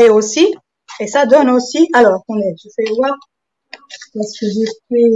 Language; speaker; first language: French; non-native, fluent; Italian